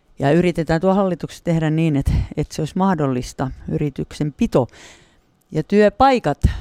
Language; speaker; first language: Finnish; native; Finnish